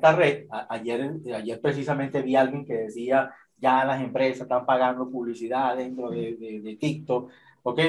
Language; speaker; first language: Spanish; native; Spanish